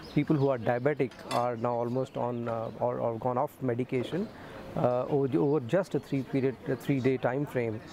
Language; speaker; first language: English; non-native, local second language; Hindi